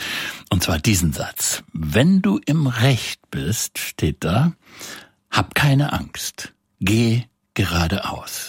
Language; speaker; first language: German; native; German